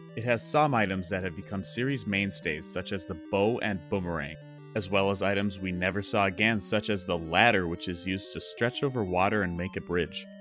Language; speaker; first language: English; native; English